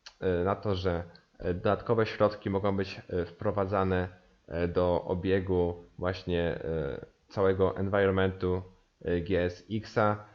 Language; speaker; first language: Polish; native; Polish